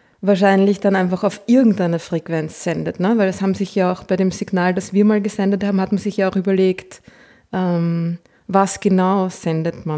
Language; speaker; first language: German; native; German